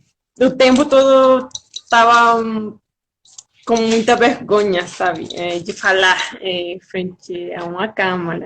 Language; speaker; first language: Portuguese; non-native, fluent; Spanish